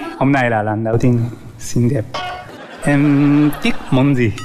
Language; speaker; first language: Vietnamese; non-native, learner; Japanese